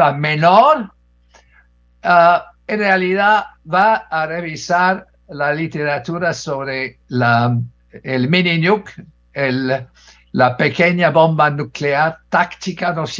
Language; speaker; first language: Spanish; non-native, fluent; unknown